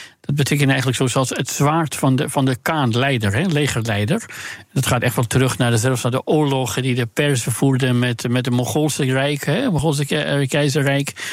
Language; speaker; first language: Dutch; non-native, fluent; Persian